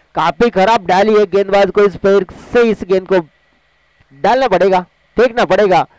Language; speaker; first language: Hindi; non-native, local second language; Marathi